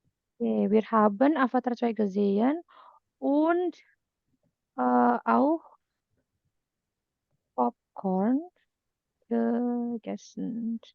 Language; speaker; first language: German; non-native, fluent; Indonesian